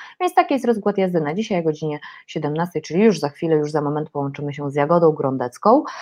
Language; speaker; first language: Polish; native; Polish